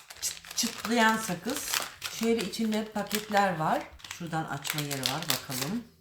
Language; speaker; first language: Turkish; early bilingual, heritage; Turkish